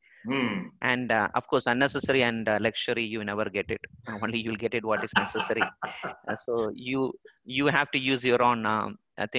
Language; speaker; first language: English; non-native, local second language; Malayalam